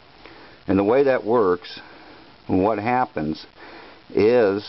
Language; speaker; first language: English; native; English